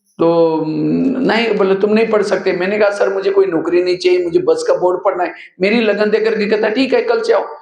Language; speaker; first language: Hindi; non-native, local second language; Marathi